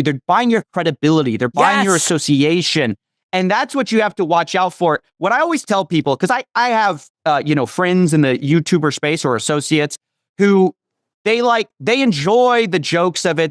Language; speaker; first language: English; native; English